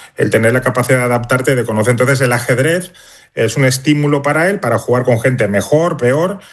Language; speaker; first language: Spanish; native; Spanish